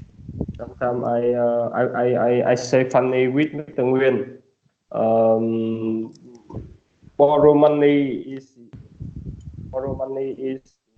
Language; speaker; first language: English; non-native, learner; Vietnamese